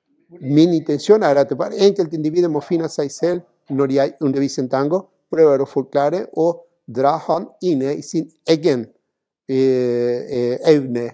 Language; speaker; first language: Norwegian; non-native, fluent; Spanish